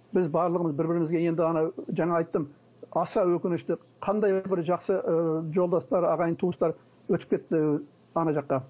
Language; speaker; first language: Kazakh; early bilingual, heritage; Kazakh